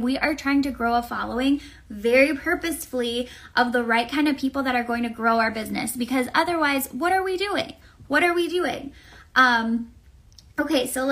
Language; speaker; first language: English; native; English